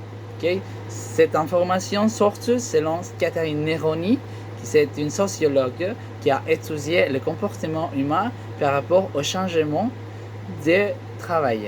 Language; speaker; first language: French; non-native, learner; Spanish